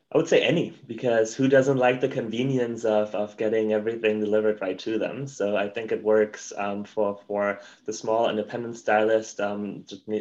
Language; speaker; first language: English; non-native, fluent; German